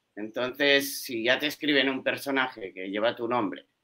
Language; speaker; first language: Spanish; native; Spanish